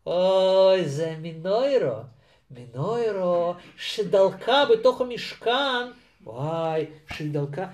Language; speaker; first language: Hebrew; non-native, fluent; Russian